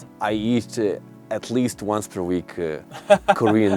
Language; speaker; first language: English; non-native, local second language; Mongolian